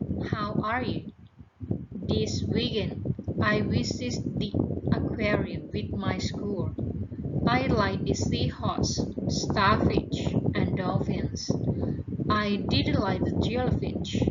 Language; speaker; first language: English; non-native, fluent; Thai